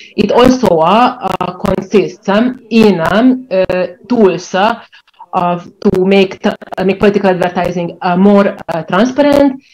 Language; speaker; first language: English; non-native, fluent; Ukrainian